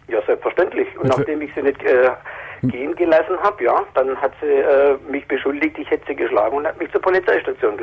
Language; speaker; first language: German; native; German